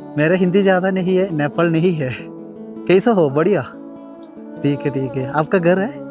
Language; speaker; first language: Hindi; non-native, local second language; Malayalam